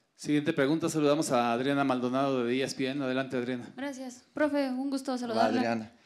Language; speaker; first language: Spanish; non-native, fluent; Portuguese